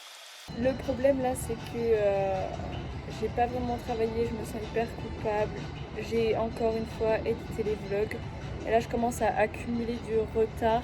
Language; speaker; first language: French; native; French